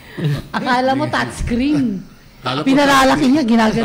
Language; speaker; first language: Filipino; native; Filipino